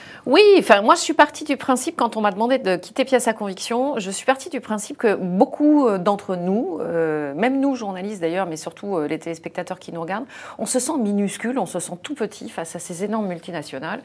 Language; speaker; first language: French; native; French